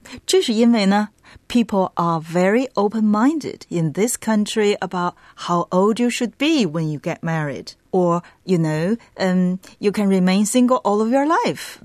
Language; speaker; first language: English; non-native, fluent; Chinese